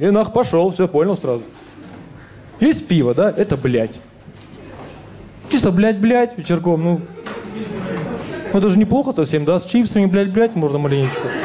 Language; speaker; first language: Russian; native; Russian